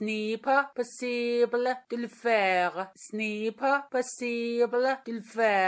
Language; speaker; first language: French; non-native, fluent; Persian